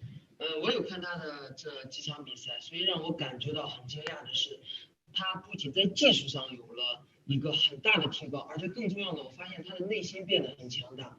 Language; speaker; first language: Chinese; native; Chinese